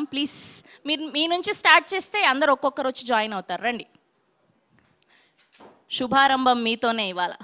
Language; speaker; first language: Telugu; native; Telugu